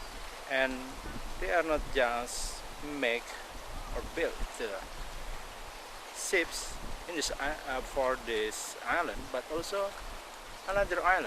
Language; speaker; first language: English; non-native, local second language; Indonesian